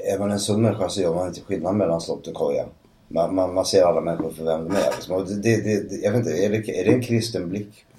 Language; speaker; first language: Swedish; native; Swedish